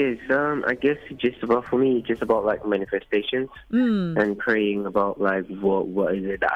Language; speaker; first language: English; non-native, local second language; Zulu